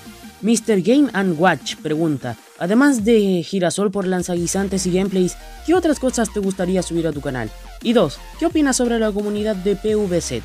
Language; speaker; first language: Spanish; native; Spanish